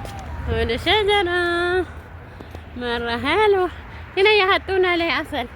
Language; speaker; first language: Arabic; non-native, learner; Amharic